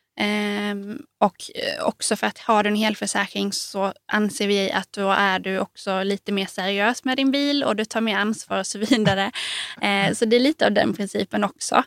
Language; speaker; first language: Swedish; native; Swedish